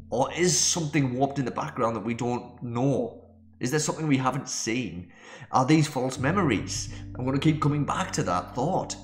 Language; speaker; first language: English; native; English